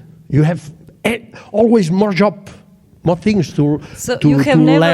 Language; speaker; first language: English; non-native, learner; Catalan